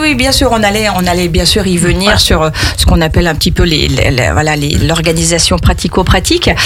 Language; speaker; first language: French; native; French